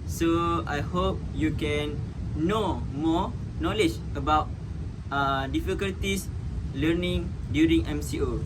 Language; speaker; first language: English; non-native, local second language; Malay